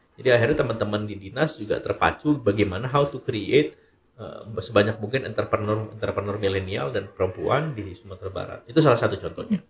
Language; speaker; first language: Indonesian; native; Indonesian